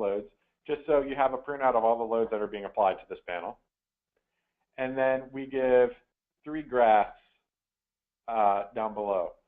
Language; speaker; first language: English; native; English